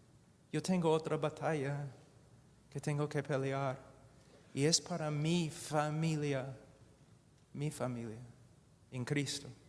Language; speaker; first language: Spanish; non-native, fluent; English